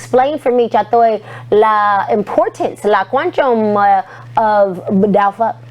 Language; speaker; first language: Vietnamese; non-native, learner; English